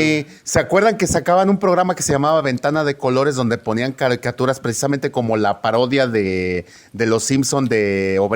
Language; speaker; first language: Spanish; native; Spanish